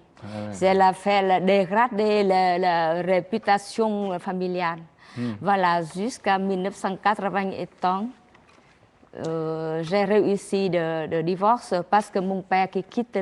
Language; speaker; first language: French; non-native, learner; Vietnamese